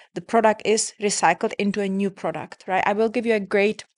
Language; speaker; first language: English; non-native, fluent; Czech